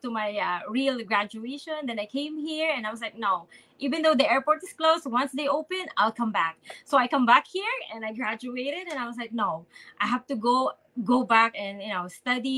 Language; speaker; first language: English; non-native, local second language; Filipino